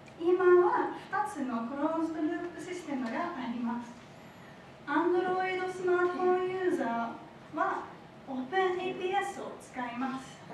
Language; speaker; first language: Japanese; non-native, fluent; English